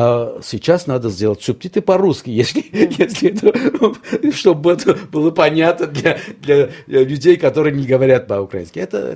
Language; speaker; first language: Russian; non-native, local second language; Armenian